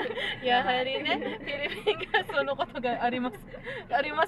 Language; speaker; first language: Japanese; non-native, learner; Filipino